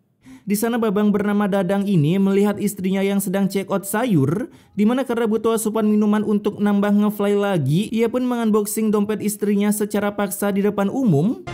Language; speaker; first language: Indonesian; native; Indonesian